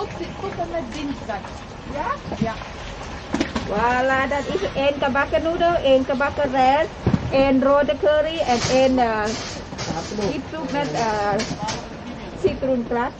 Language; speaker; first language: Dutch; non-native, learner; Thai